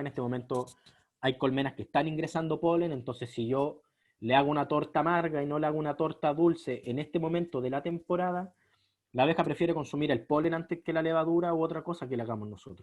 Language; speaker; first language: Spanish; native; Spanish